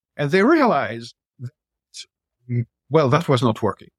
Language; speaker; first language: English; non-native, fluent; French